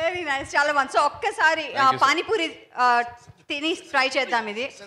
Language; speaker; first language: Telugu; native; Telugu